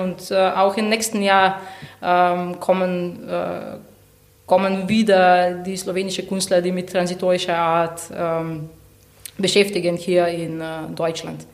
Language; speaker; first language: German; non-native, fluent; Slovenian